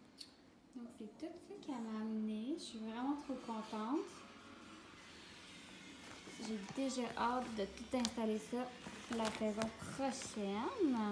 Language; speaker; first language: French; native; French